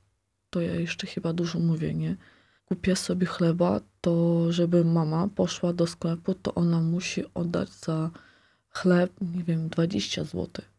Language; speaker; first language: Polish; non-native, local second language; Ukrainian